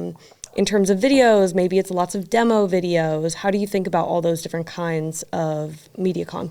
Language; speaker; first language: English; native; English